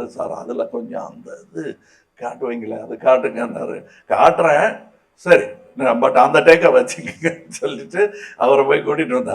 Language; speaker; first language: Tamil; native; Tamil